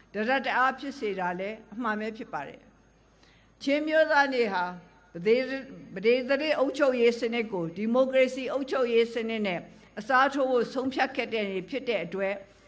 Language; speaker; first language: Burmese; native; Burmese